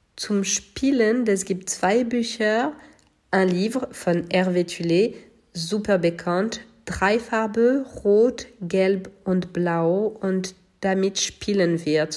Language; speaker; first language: German; non-native, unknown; French